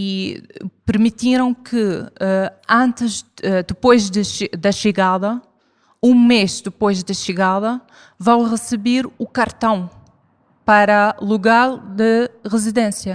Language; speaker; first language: Portuguese; non-native, fluent; Arabic